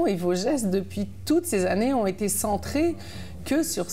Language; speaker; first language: French; native; French